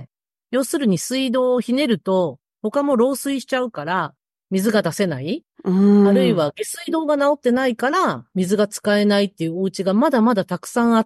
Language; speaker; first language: Japanese; native; Japanese